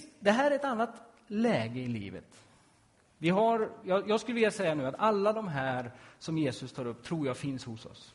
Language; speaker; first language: Swedish; native; Swedish